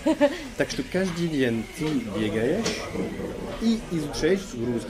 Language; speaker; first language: Russian; non-native, fluent; French